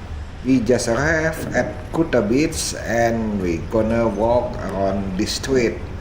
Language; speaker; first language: English; non-native, fluent; Indonesian